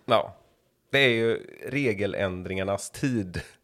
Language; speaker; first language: Swedish; native; Swedish